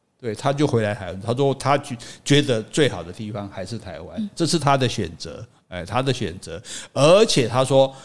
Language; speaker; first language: Chinese; native; Chinese